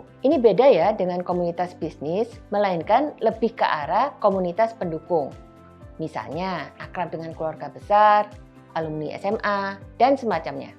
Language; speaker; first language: Indonesian; native; Indonesian